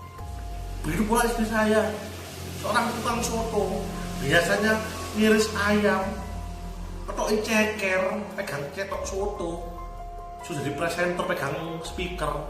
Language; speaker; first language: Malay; non-native, local second language; Javanese